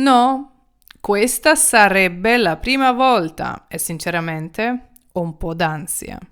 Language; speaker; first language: Italian; non-native, fluent; Ukrainian